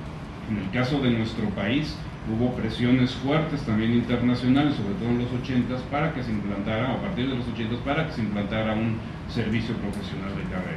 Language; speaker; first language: Spanish; native; Spanish